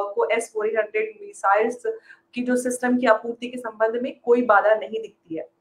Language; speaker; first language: Hindi; native; Hindi